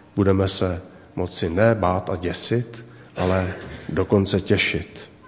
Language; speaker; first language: Czech; native; Czech